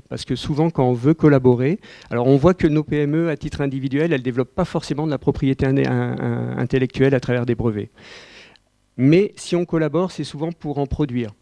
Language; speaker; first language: French; native; French